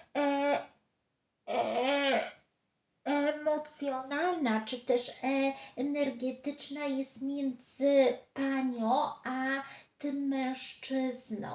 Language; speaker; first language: Polish; native; Polish